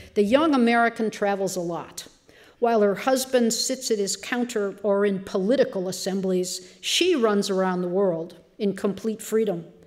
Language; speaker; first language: English; native; English